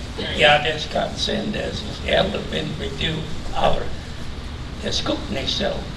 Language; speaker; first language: German; early bilingual, heritage; German